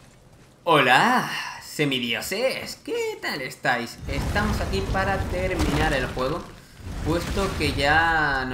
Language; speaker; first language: Spanish; native; Spanish